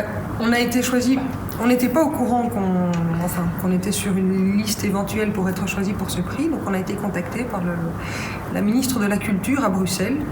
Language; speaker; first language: French; native; French